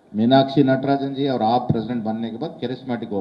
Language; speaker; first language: Hindi; non-native, local second language; Telugu